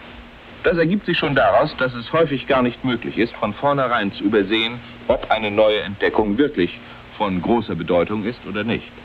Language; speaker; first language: German; native; German